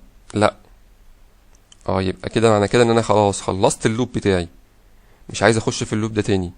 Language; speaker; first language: Arabic; native; Arabic